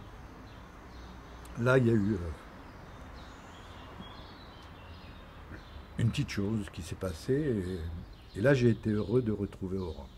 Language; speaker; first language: French; native; French